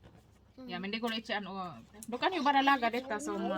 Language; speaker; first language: Norwegian; non-native, fluent; Cebuano